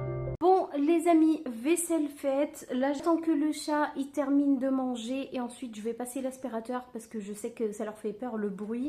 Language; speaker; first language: French; native; French